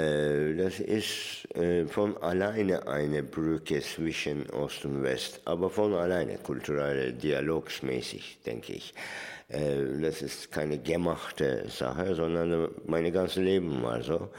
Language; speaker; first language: German; non-native, fluent; Turkish